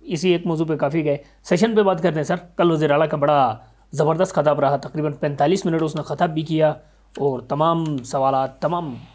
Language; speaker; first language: Urdu; non-native, local second language; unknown